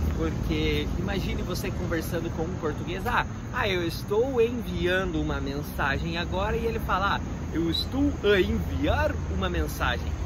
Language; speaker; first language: Portuguese; native; Portuguese